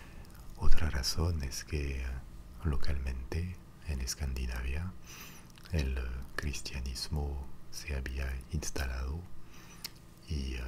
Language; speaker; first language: Spanish; non-native, fluent; French